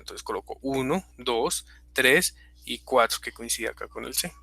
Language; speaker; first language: Spanish; native; Spanish